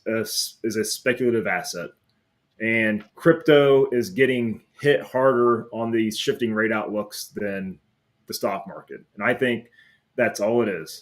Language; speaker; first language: English; native; English